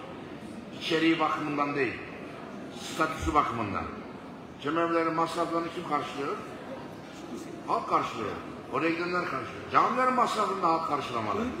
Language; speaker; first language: Turkish; native; Turkish